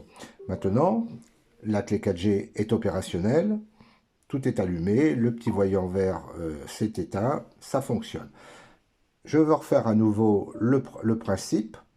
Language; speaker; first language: French; native; French